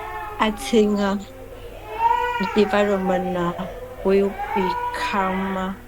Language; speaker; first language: English; non-native, learner; Vietnamese